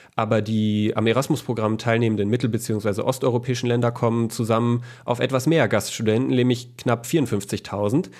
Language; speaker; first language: German; native; German